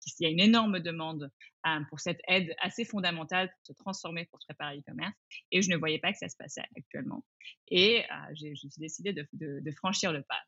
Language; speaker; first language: French; early bilingual, other home language; English